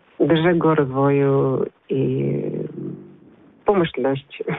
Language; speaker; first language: Polish; non-native, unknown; Ukrainian